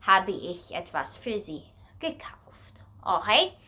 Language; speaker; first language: German; non-native, learner; Filipino